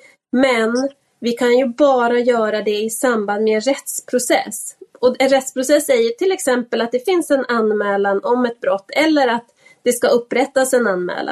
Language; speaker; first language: Swedish; native; Swedish